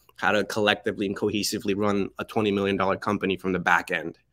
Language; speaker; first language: English; early bilingual, other home language; Spanish